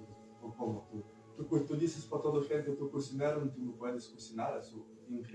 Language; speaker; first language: Spanish; non-native, learner; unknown